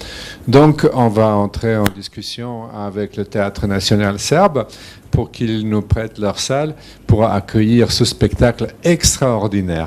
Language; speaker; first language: French; non-native, fluent; Serbian